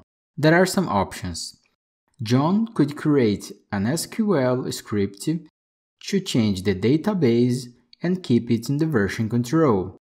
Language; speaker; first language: English; non-native, fluent; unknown